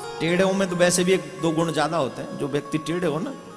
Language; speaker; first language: Hindi; native; Hindi